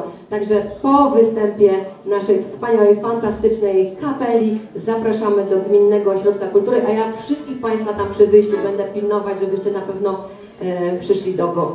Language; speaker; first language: Polish; native; Polish